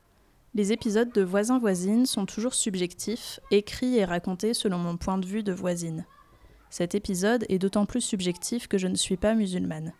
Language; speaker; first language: French; native; French